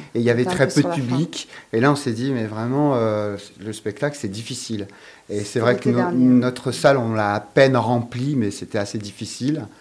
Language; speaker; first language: French; native; French